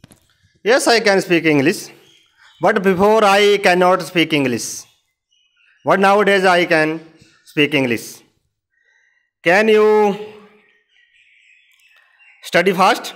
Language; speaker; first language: English; non-native, learner; Hindi